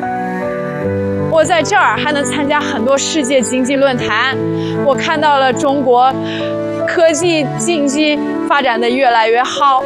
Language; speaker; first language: Chinese; non-native, fluent; Russian